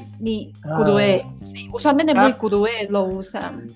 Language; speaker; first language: Spanish; non-native, learner; Chinese